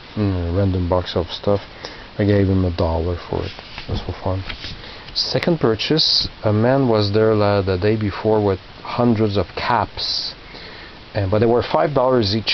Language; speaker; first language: English; non-native, local second language; French